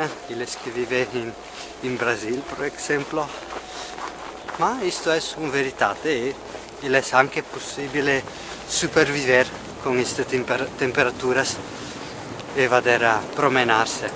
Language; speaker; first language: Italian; non-native, learner; Russian